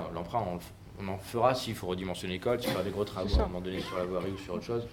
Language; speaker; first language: French; native; French